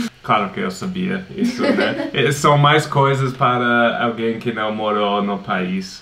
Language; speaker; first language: Portuguese; non-native, fluent; English